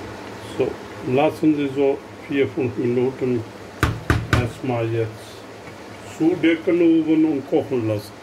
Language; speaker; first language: German; non-native, learner; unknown